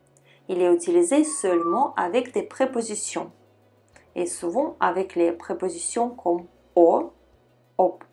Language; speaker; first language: French; non-native, fluent; Russian